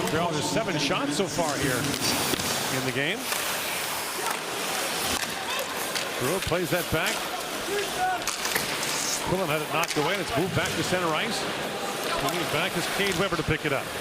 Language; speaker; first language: English; native; English